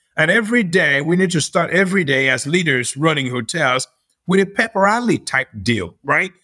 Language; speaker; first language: English; non-native, local second language; Yoruba